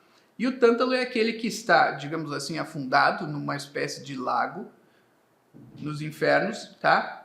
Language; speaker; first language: Portuguese; native; Portuguese